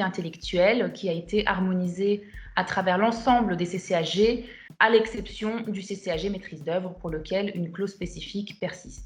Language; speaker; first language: French; native; French